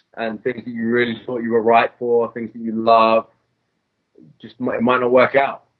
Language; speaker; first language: English; native; English